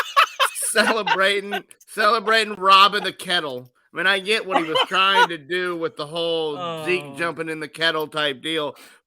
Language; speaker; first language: English; native; English